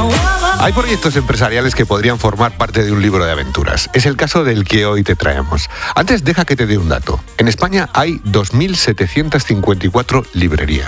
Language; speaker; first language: Spanish; native; Spanish